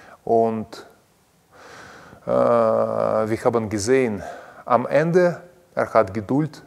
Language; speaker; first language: German; non-native, learner; Russian